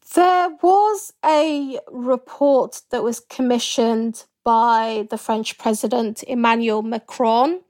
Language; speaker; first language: English; early bilingual, other home language; Yoruba